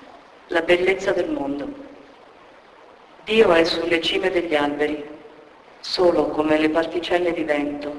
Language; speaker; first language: Italian; native; Italian